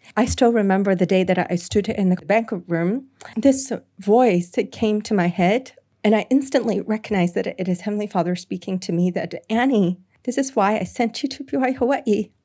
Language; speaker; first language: English; non-native, local second language; Cantonese